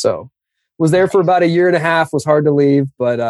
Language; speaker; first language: English; native; English